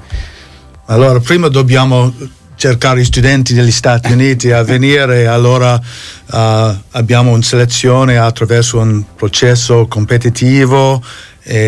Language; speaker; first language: Italian; non-native, fluent; English